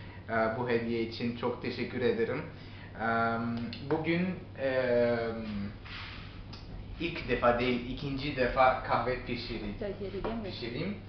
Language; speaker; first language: Turkish; non-native, learner; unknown